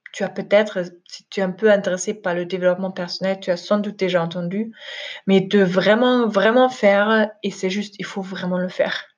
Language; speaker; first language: French; non-native, fluent; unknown